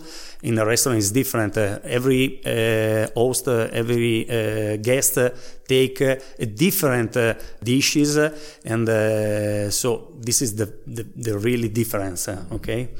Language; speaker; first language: English; non-native, learner; Italian